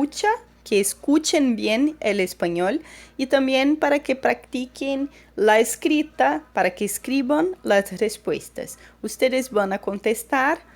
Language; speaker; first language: Spanish; non-native, fluent; Portuguese